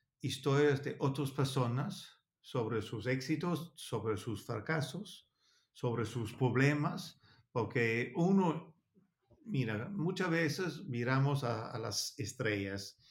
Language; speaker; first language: Spanish; non-native, learner; Danish